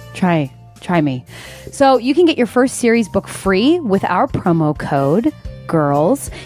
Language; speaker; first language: English; native; English